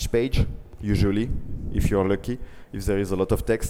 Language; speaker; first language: English; non-native, fluent; French